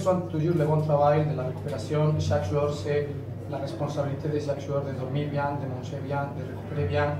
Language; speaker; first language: French; non-native, learner; Spanish